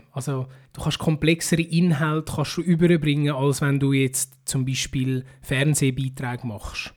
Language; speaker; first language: German; early bilingual, other home language; Filipino